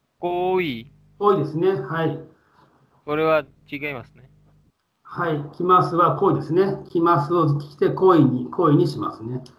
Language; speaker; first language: Japanese; non-native, fluent; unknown